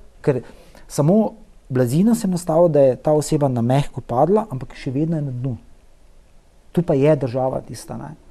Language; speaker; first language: Slovenian; native; Slovenian